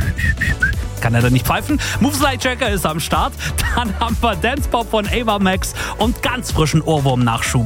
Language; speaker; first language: German; native; German